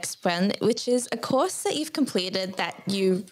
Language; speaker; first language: English; native; English